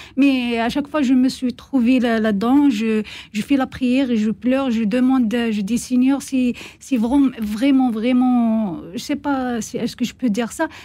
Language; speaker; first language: French; non-native, learner; Kabyle